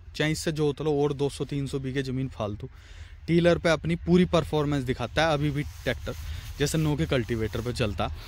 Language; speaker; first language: Hindi; native; Hindi